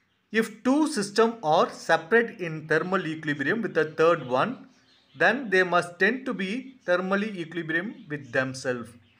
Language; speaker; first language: English; non-native, local second language; Tamil